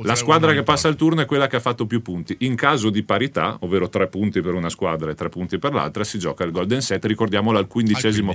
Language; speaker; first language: Italian; native; Italian